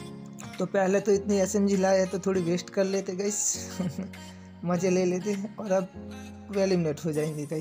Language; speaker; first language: Hindi; native; Hindi